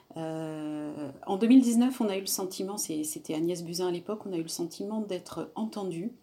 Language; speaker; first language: French; native; French